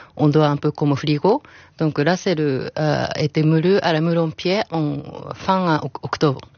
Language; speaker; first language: French; non-native, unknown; Japanese